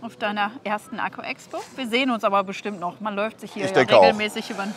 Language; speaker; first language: German; native; German